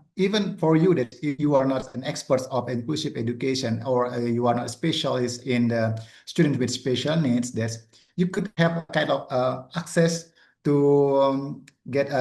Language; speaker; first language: English; non-native, learner; Indonesian